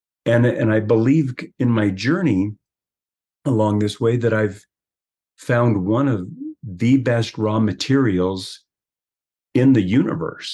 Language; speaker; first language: English; native; English